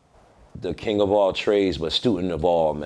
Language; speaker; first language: English; native; English